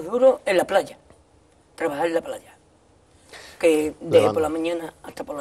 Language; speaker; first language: Spanish; native; Spanish